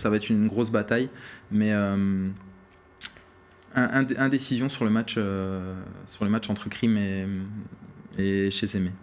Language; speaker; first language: French; native; French